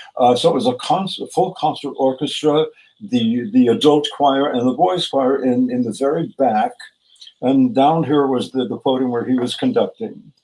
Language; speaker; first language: English; native; English